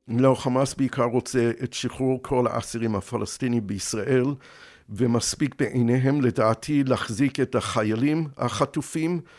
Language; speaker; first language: Hebrew; non-native, fluent; English